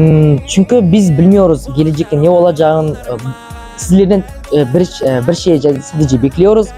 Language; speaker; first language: Turkish; non-native, learner; Kazakh